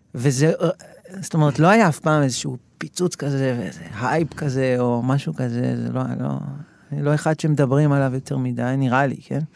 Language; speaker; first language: Hebrew; native; Hebrew